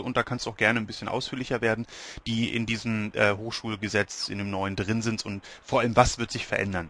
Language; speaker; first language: German; native; German